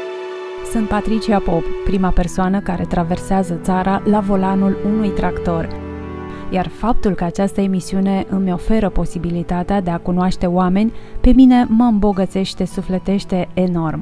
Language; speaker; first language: Romanian; native; Romanian